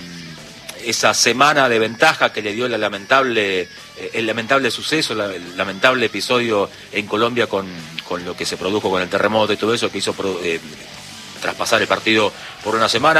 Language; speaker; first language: Spanish; native; Spanish